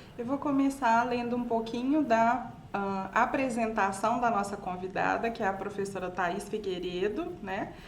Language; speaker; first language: Portuguese; native; Portuguese